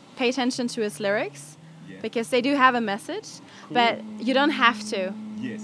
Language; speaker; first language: English; non-native, fluent; German